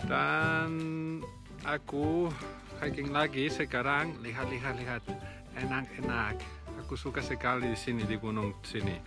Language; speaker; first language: Indonesian; non-native, learner; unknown